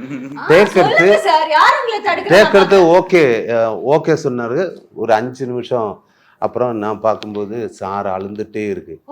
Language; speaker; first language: Tamil; non-native, learner; Malayalam